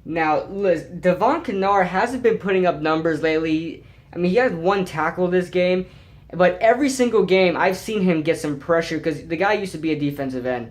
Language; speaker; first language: English; native; English